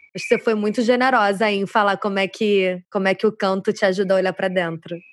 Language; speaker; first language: Portuguese; native; Portuguese